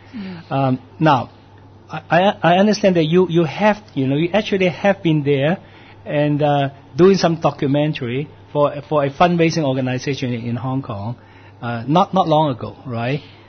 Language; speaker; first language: English; non-native, local second language; Cantonese